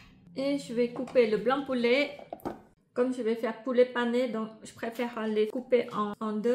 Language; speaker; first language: French; non-native, fluent; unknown